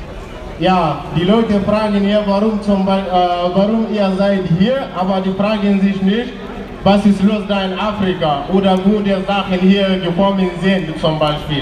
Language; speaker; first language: German; non-native, learner; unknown